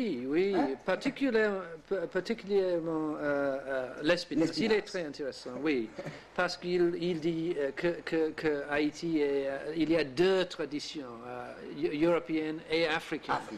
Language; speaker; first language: French; non-native, learner; English